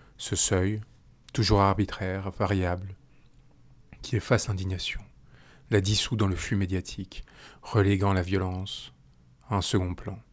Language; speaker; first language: French; native; French